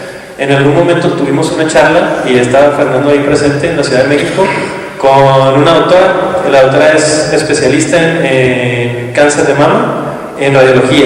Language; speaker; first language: Spanish; native; Spanish